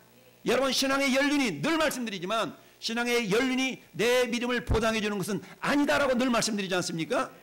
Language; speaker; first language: Korean; native; Korean